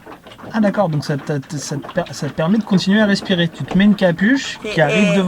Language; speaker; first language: French; native; French